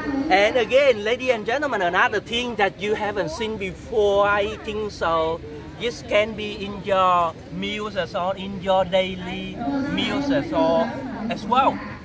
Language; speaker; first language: English; non-native, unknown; Vietnamese